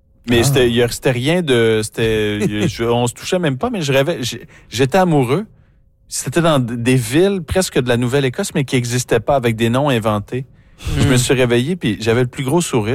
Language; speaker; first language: French; native; French